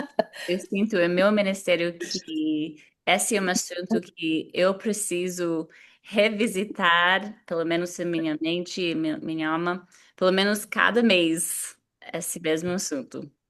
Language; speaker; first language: Portuguese; non-native, fluent; English